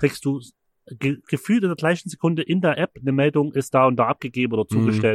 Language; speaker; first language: German; native; German